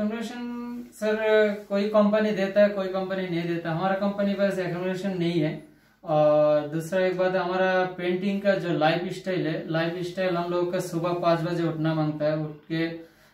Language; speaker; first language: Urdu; non-native, local second language; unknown